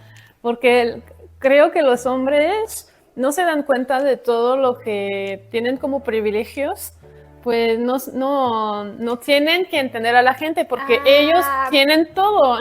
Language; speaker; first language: Spanish; non-native, fluent; French